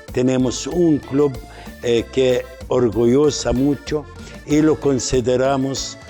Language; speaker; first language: Spanish; non-native, fluent; Arabic